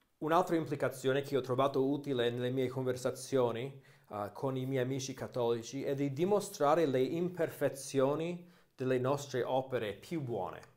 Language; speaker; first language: Italian; non-native, fluent; English